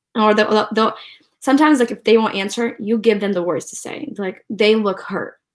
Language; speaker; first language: English; early bilingual, other home language; Ukrainian